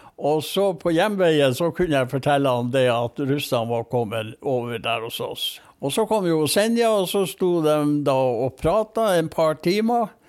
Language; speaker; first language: Norwegian; native; Norwegian